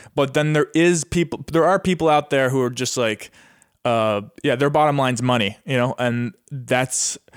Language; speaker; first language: English; native; English